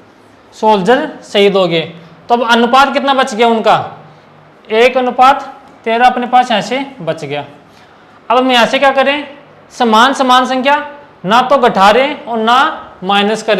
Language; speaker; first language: Hindi; native; Hindi